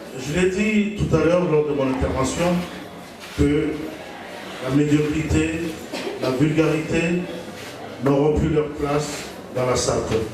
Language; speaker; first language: French; non-native, local second language; Lingala